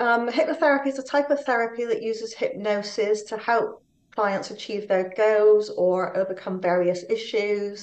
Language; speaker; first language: English; native; English